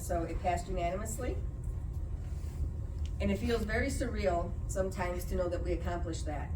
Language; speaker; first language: English; native; English